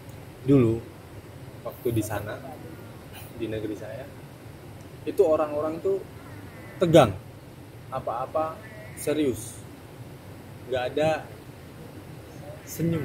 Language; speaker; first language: Indonesian; non-native, fluent; German